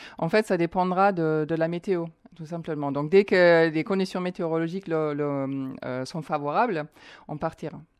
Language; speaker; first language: French; non-native, fluent; German